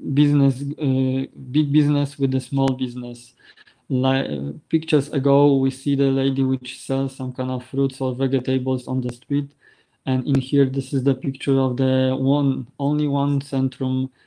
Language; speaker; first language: English; non-native, learner; Polish